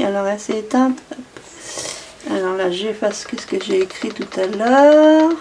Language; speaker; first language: French; native; French